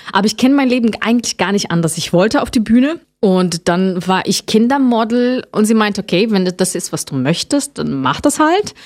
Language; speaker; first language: German; non-native, fluent; Portuguese